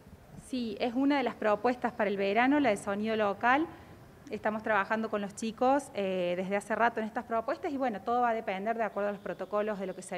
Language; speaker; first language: Spanish; native; Spanish